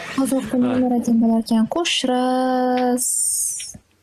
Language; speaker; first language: Kazakh; non-native, learner; Uzbek